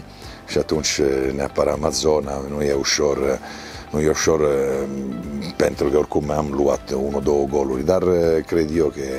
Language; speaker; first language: Romanian; non-native, learner; Italian